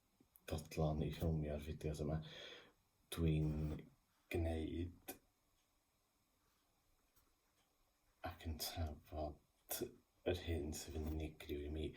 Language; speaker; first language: Welsh; non-native, local second language; English